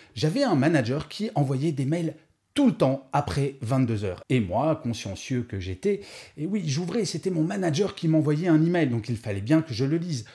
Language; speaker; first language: French; native; French